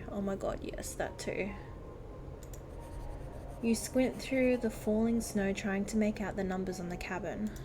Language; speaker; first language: English; native; English